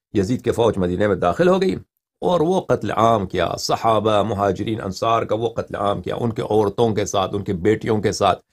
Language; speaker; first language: Urdu; non-native, fluent; Persian